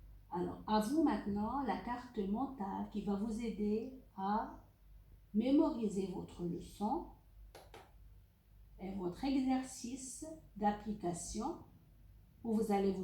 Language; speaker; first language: French; non-native, local second language; Arabic